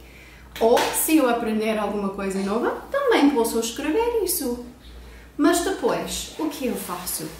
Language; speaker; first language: Portuguese; non-native, fluent; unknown